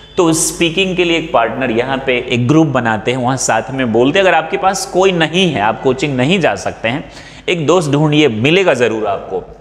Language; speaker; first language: Hindi; non-native, local second language; Maithili